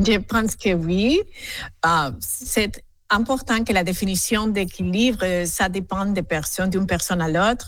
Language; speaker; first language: French; non-native, learner; Spanish